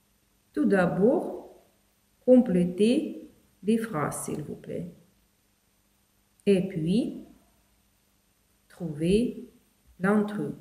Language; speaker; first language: French; non-native, fluent; Ukrainian